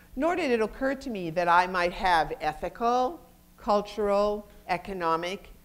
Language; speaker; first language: English; native; English